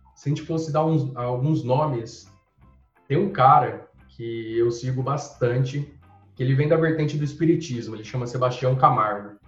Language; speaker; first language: Portuguese; native; Portuguese